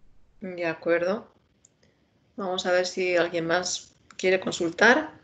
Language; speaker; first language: Spanish; native; Spanish